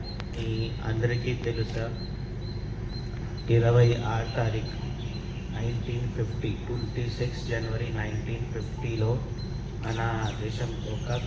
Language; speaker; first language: Telugu; non-native, learner; Hindi